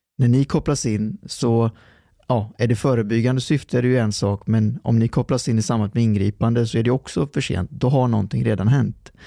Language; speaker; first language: Swedish; early bilingual, other home language; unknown